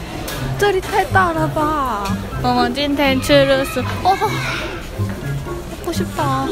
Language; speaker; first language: Chinese; non-native, learner; Korean